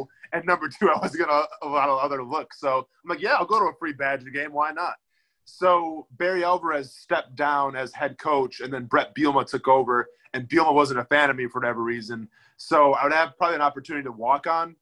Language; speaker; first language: English; native; English